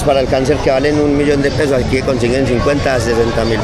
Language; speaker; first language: Spanish; native; Spanish